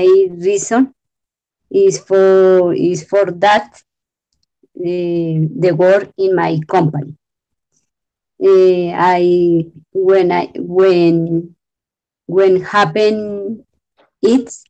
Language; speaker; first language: English; non-native, learner; Spanish